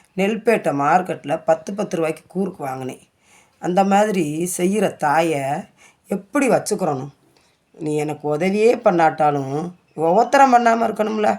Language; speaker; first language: Tamil; native; Tamil